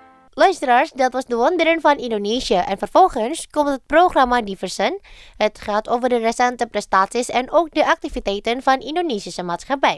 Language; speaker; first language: Dutch; non-native, fluent; Indonesian